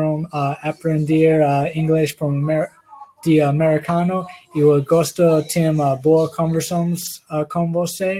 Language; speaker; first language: Portuguese; non-native, learner; English